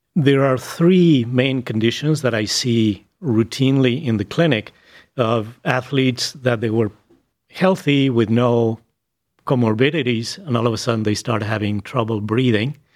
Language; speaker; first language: English; non-native, fluent; Spanish